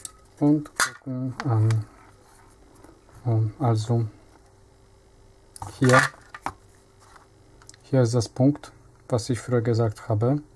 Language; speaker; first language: German; non-native, learner; Polish